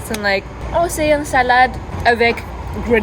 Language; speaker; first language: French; non-native, learner; English